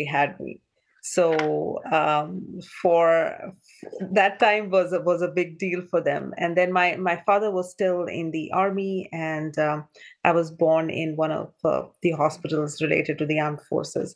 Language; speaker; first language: English; non-native, local second language; Punjabi